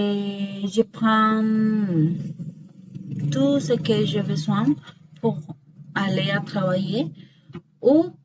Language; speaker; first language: French; non-native, learner; Spanish